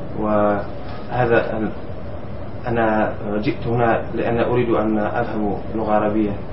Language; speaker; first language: Arabic; non-native, learner; Czech